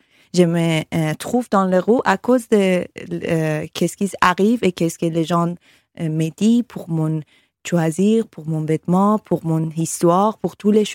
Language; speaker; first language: French; non-native, learner; Persian